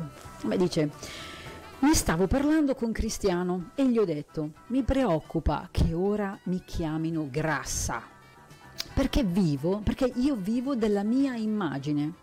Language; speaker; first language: Italian; native; Italian